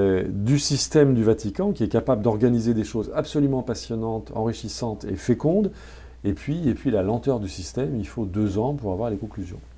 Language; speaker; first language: French; native; French